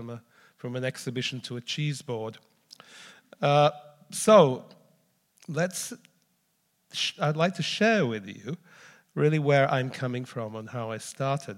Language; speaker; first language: English; native; English